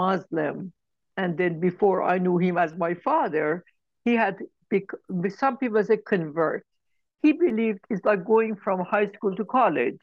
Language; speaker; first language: English; non-native, fluent; Persian